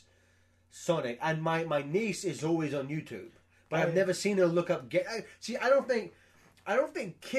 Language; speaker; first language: English; native; English